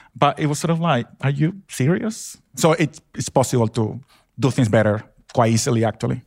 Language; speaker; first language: English; non-native, fluent; Spanish